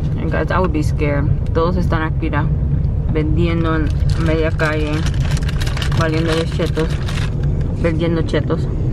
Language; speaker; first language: Spanish; early bilingual, heritage; Spanish